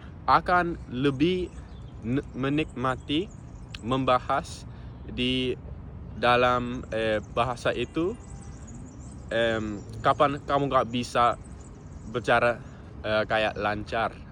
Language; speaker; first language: Indonesian; non-native, fluent; English